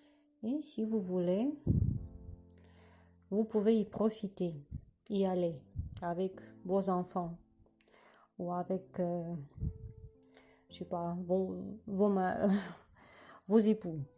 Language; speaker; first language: French; non-native, learner; Russian